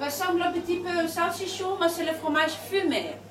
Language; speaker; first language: French; non-native, learner; Dutch